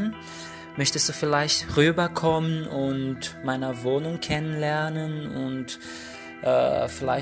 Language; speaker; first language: German; non-native, fluent; Portuguese